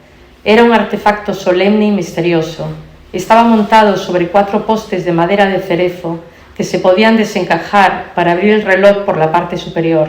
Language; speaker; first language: Spanish; native; Spanish